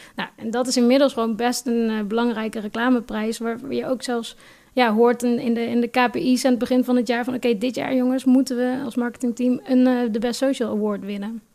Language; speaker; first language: Dutch; native; Dutch